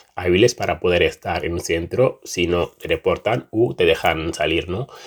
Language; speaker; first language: Spanish; non-native, fluent; Wolof